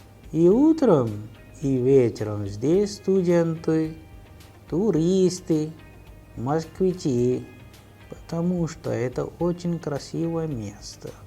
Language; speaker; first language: Russian; non-native, fluent; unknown